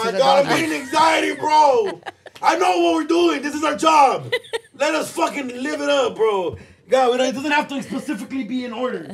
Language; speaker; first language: English; early bilingual, other home language; Spanish